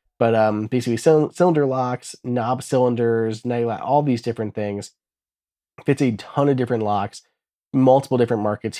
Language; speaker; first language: English; native; English